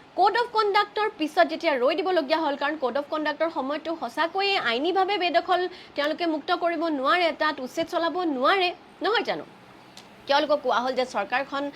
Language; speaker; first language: Assamese; native; Assamese